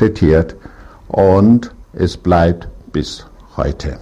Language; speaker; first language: German; non-native, learner; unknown